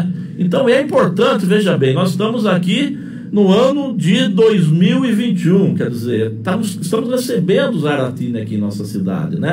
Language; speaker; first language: Portuguese; native; Portuguese